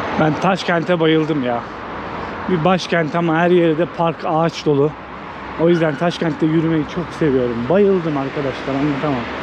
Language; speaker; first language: Turkish; native; Turkish